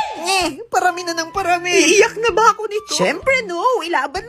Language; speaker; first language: Filipino; native; Filipino